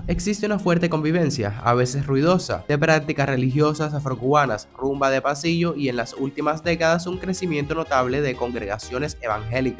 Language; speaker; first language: Spanish; native; Spanish